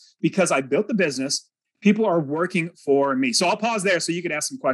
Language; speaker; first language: English; native; English